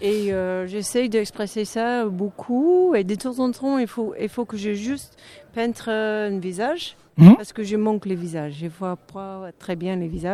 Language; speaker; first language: French; non-native, fluent; English